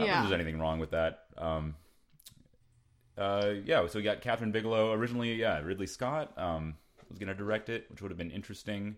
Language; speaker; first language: English; native; English